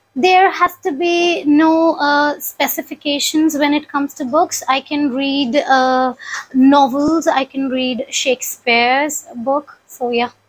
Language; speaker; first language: English; non-native, local second language; Punjabi